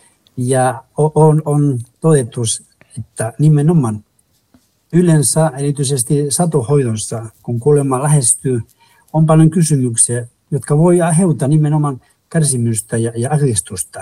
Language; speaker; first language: Finnish; non-native, fluent; Spanish